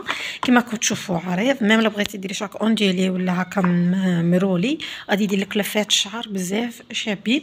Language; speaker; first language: Arabic; native; Arabic